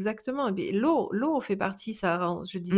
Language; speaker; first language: French; native; French